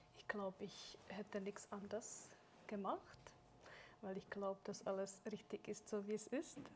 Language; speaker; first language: German; non-native, fluent; Czech